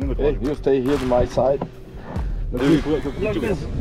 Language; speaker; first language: English; non-native, learner; Portuguese